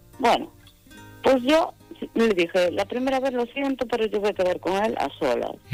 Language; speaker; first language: Spanish; native; Spanish